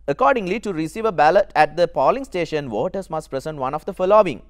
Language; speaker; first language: English; non-native, local second language; Sinhala